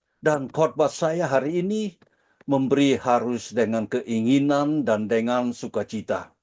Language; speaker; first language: Indonesian; early bilingual, heritage; Dutch